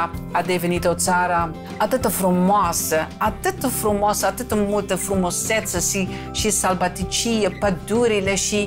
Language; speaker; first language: Romanian; non-native, fluent; Dutch